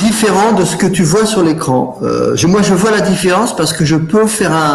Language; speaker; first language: French; native; French